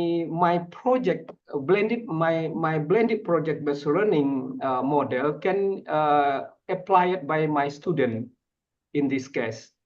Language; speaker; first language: English; non-native, fluent; Indonesian